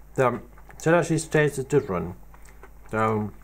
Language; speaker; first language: English; non-native, fluent; German